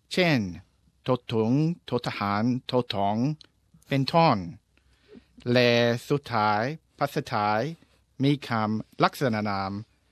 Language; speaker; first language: Thai; non-native, learner; English